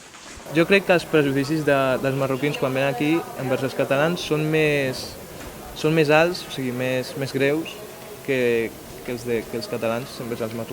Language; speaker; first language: Catalan; early bilingual, other home language; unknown